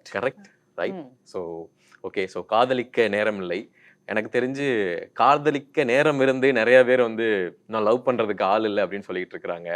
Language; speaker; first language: Tamil; native; Tamil